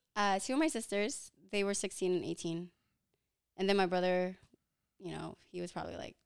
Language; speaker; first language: English; early bilingual, other home language; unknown